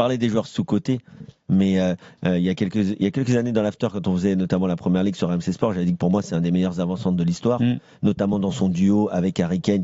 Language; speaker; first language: French; native; French